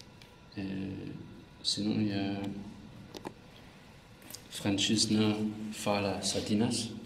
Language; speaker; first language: French; non-native, fluent; English